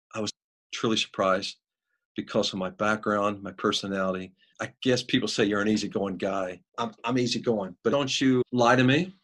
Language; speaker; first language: English; native; English